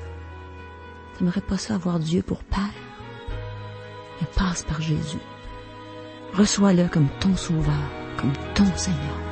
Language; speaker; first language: French; native; French